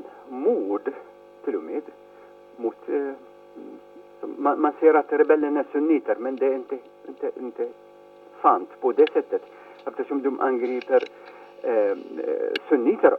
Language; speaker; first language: Swedish; non-native, fluent; Arabic